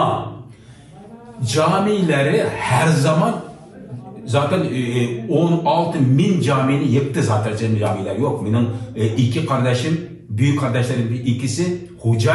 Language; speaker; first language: Turkish; non-native, learner; Uyghur